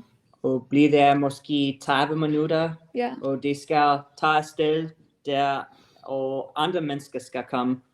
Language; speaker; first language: Danish; non-native, learner; English